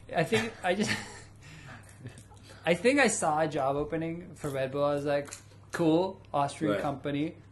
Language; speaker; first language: English; early bilingual, other home language; German